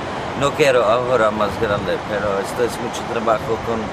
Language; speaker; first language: Spanish; non-native, learner; Czech